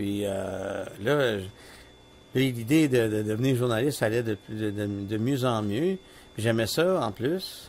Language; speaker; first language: French; native; French